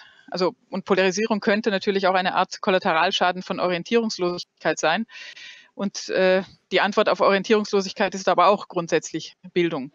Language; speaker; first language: German; native; German